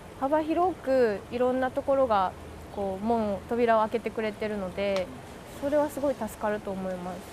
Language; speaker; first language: Japanese; native; Japanese